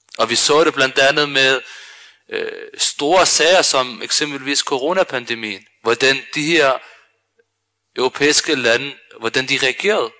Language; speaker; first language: Danish; early bilingual, other home language; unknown